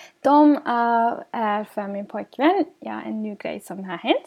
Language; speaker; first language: Swedish; non-native, fluent; German